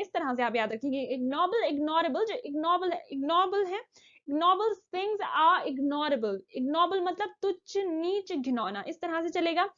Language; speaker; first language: Hindi; native; Hindi